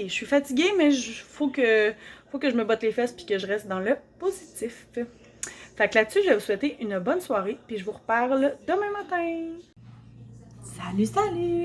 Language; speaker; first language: French; native; French